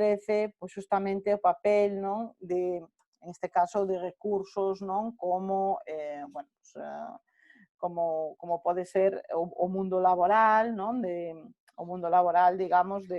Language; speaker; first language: Galician; non-native, local second language; Spanish